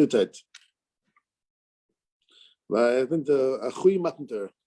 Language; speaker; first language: Dutch; non-native, learner; English